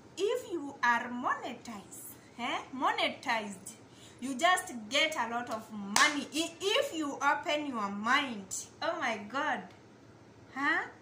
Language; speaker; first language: English; non-native, local second language; Kamba